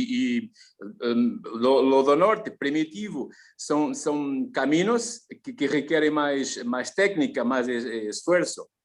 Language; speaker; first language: Spanish; non-native, learner; Portuguese